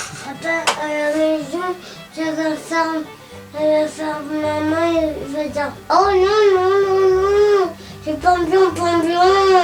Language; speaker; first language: French; native; French